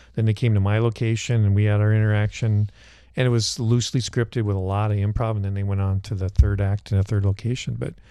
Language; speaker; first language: English; native; English